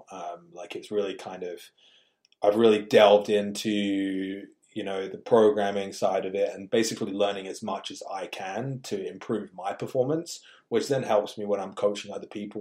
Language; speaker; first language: English; native; English